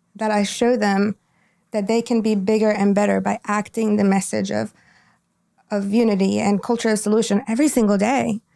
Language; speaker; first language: English; non-native, fluent; Spanish